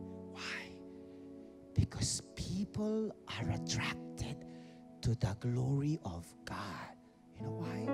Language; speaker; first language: English; non-native, local second language; Filipino